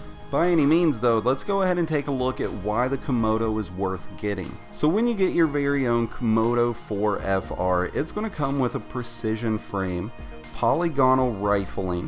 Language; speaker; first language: English; native; English